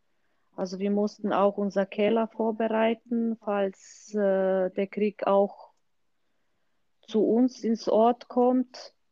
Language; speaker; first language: German; non-native, fluent; Croatian